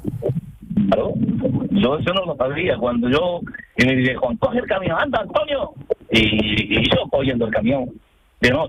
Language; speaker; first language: Spanish; non-native, fluent; Arabic